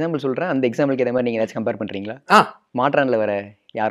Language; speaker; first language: Tamil; native; Tamil